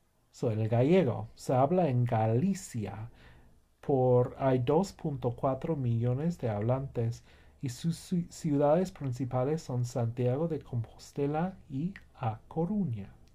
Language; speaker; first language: Spanish; non-native, fluent; English